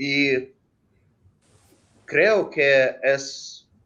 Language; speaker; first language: Spanish; non-native, learner; Ukrainian